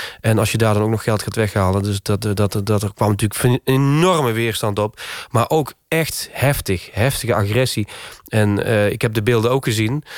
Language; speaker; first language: Dutch; native; Dutch